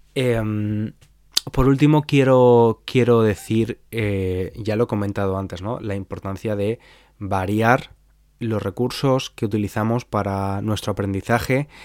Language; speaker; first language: Spanish; native; Spanish